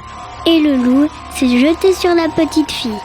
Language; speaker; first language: French; native; French